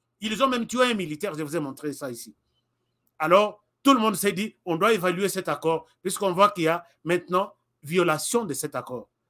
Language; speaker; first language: French; non-native, local second language; Lingala